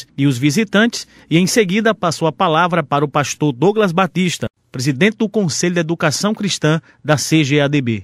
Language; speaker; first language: Portuguese; native; Portuguese